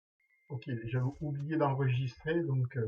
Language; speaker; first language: French; native; French